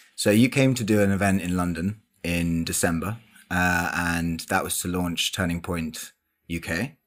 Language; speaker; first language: English; native; English